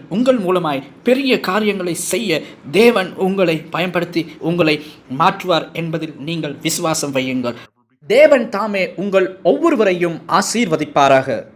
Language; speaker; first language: Tamil; non-native, fluent; English